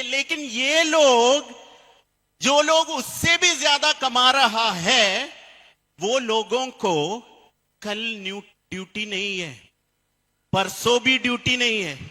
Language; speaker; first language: Hindi; non-native, fluent; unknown